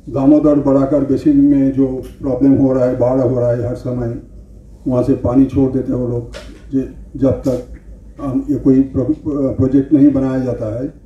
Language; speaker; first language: Hindi; non-native, local second language; Bangla